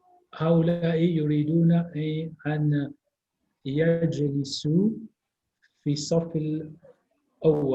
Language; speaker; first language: Arabic; non-native, learner; English